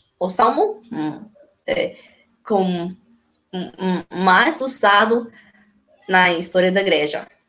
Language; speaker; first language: Portuguese; non-native, learner; Spanish